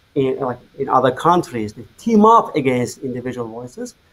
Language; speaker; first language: English; non-native, fluent; Azerbaijani